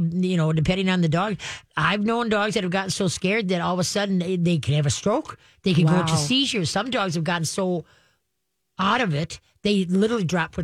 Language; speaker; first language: English; native; English